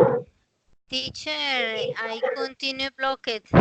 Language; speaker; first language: English; non-native, learner; Spanish